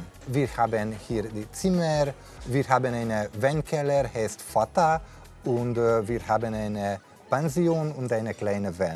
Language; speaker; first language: German; non-native, learner; Hungarian